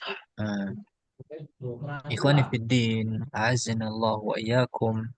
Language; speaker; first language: Arabic; non-native, fluent; Indonesian